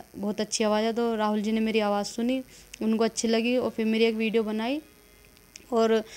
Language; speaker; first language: Hindi; native; Hindi